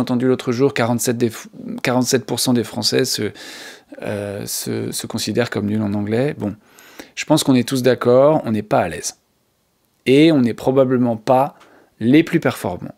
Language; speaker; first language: French; native; French